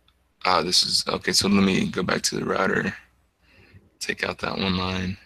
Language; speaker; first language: English; native; English